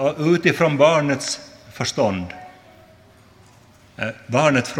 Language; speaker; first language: Swedish; non-native, local second language; Finnish